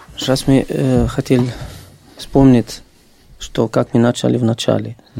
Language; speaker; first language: Ukrainian; non-native, learner; Arabic